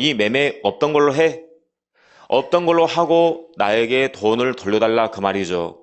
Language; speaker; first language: Korean; native; Korean